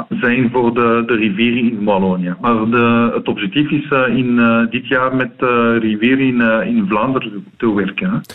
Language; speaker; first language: Dutch; non-native, learner; French